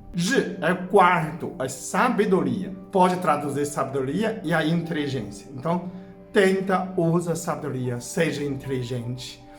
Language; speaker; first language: Portuguese; non-native, fluent; Chinese